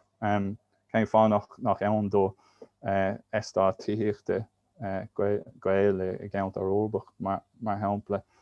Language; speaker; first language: Irish; native; Irish